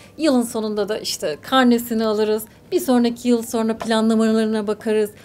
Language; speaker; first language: Turkish; native; Turkish